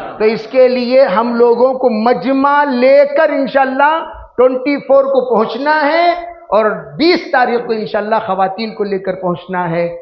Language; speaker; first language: Urdu; native; Urdu